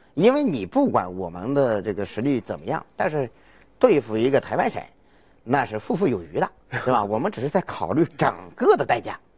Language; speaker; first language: Chinese; native; Chinese